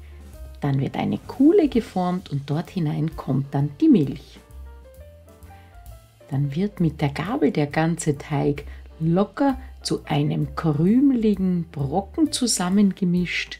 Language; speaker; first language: German; native; German